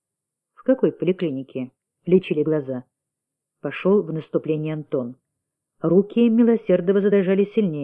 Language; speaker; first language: Russian; native; Russian